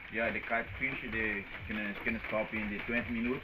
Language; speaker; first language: English; non-native, learner; Portuguese